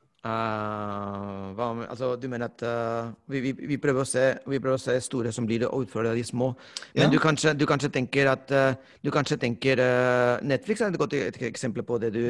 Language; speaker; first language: Norwegian; native; Norwegian